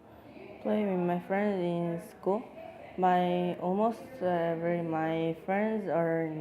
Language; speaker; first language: English; non-native, learner; Korean